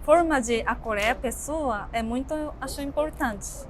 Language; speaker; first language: Portuguese; non-native, learner; Japanese